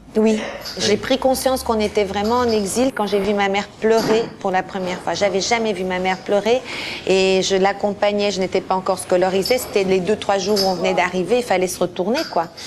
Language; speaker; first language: French; early bilingual, other home language; Portuguese